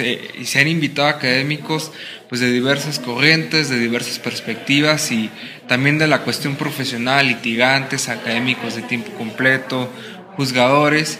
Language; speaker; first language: Spanish; native; Spanish